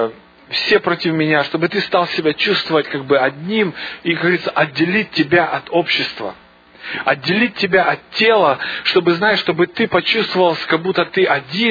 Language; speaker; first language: Russian; native; Russian